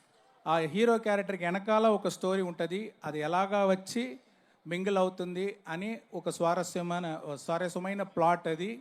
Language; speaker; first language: Telugu; non-native, learner; Tamil